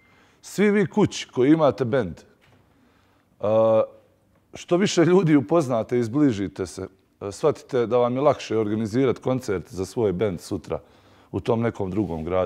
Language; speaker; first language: Bosnian; native; Bosnian